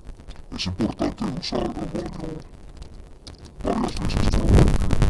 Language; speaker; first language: Spanish; non-native, fluent; English